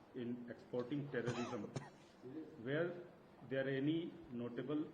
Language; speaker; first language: English; non-native, local second language; Hindi